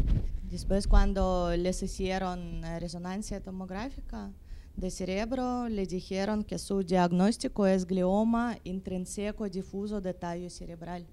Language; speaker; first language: Spanish; non-native, fluent; Russian